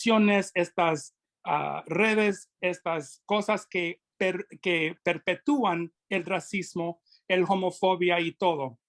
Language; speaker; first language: Spanish; non-native, fluent; English